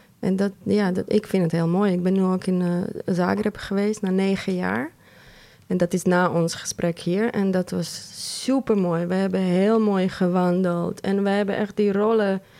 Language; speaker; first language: Dutch; non-native, fluent; Croatian